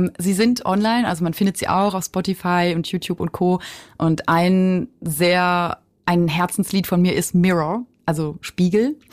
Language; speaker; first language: German; native; German